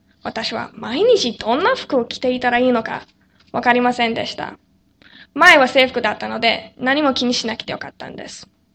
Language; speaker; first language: Japanese; non-native, learner; English